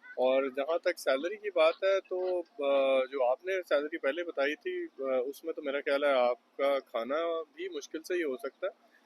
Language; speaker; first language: Urdu; non-native, local second language; Punjabi